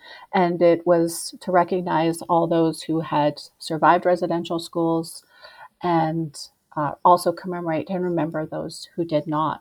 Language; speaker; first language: English; native; English